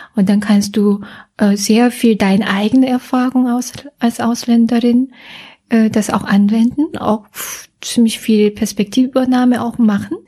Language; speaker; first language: German; non-native, fluent; Korean